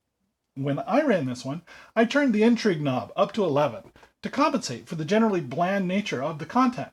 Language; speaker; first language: English; native; English